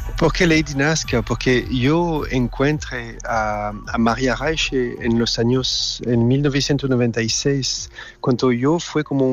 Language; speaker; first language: Spanish; non-native, fluent; French